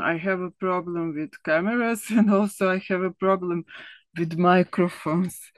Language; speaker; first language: English; non-native, learner; Serbian